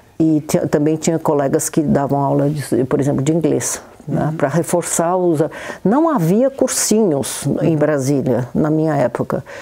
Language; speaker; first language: Portuguese; native; Portuguese